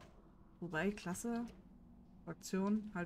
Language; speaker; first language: German; native; German